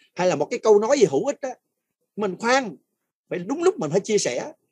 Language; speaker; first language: Vietnamese; non-native, fluent; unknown